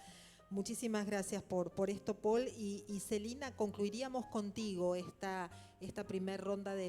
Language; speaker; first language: Spanish; native; Spanish